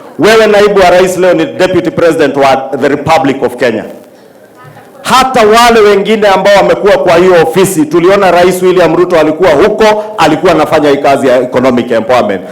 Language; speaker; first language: Swahili; non-native, local second language; Kikuyu